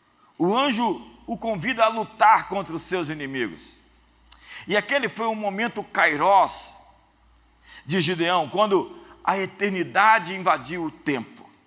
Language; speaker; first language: Portuguese; native; Portuguese